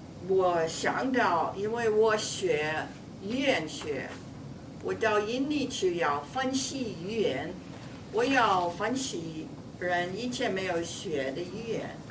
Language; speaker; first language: Chinese; non-native, fluent; English